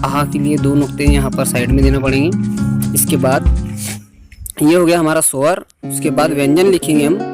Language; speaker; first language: Hindi; native; Hindi